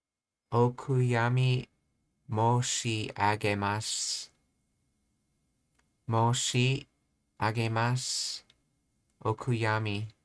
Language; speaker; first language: Japanese; non-native, learner; English